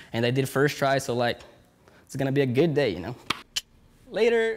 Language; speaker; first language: English; non-native, learner; Portuguese